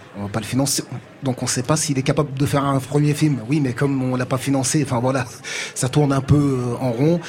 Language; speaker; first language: French; native; French